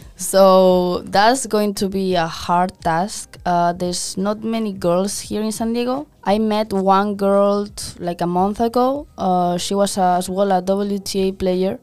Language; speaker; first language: English; non-native, fluent; Spanish